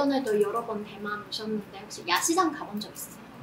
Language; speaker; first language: Korean; non-native, fluent; Chinese